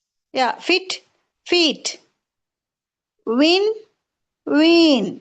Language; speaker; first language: English; non-native, local second language; Tamil